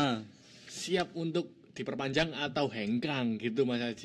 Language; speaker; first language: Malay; non-native, local second language; Javanese